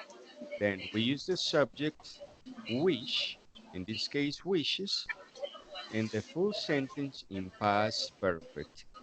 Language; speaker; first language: English; non-native, fluent; Spanish